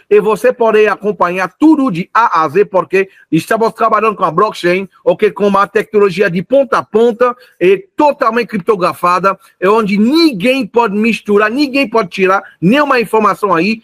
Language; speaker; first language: Portuguese; non-native, fluent; French